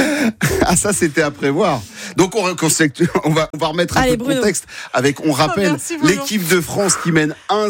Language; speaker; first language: French; native; French